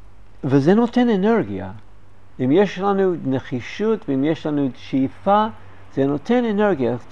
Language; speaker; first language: Hebrew; non-native, fluent; English